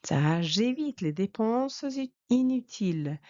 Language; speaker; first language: French; non-native, fluent; Mongolian